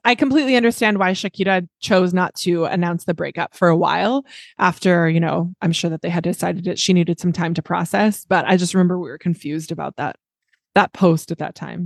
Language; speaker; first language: English; native; English